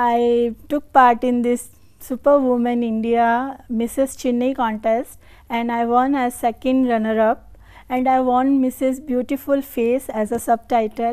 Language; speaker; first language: Tamil; non-native, learner; Hindi